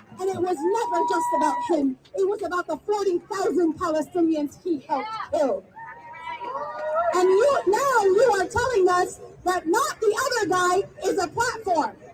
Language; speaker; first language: English; native; English